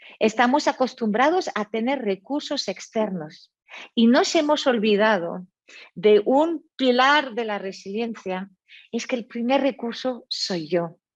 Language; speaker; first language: Spanish; non-native, fluent; French